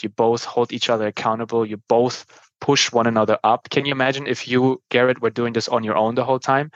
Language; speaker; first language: English; non-native, fluent; German